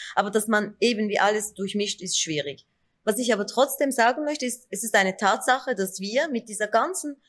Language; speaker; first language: German; early bilingual, other home language; Kurdish